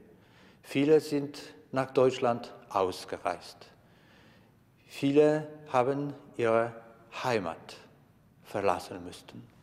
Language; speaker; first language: German; non-native, fluent; Polish